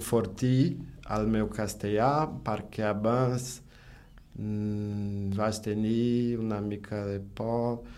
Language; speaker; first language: Catalan; non-native, learner; Portuguese